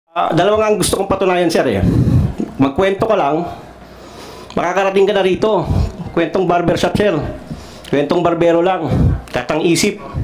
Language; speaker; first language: Filipino; non-native, local second language; Cebuano